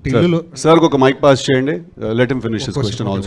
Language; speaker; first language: Telugu; native; Telugu